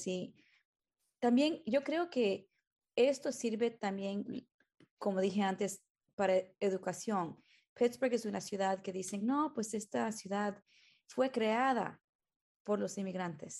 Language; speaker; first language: Spanish; early bilingual, heritage; Spanish